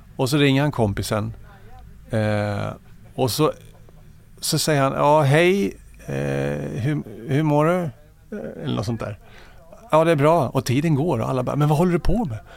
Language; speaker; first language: Swedish; native; Swedish